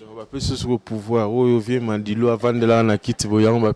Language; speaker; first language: French; non-native, local second language; Lingala